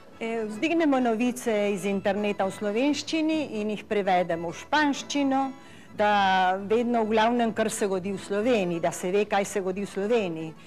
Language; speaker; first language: Slovenian; early bilingual, heritage; Slovenian